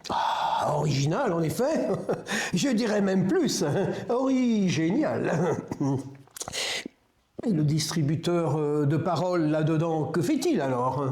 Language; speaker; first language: French; native; French